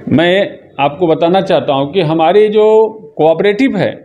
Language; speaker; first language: Hindi; native; Hindi